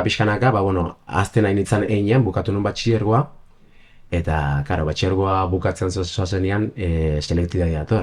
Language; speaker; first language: Basque; early bilingual, other home language; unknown